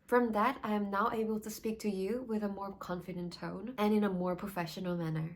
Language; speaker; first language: English; non-native, fluent; Korean